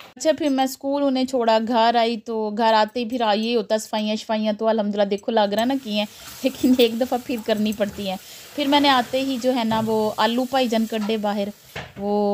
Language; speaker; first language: Urdu; non-native, local second language; Punjabi